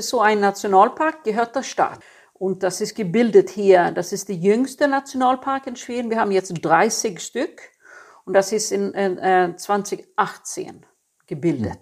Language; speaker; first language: German; non-native, fluent; Swedish